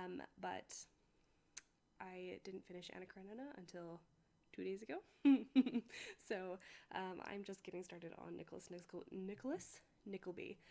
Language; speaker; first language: English; native; English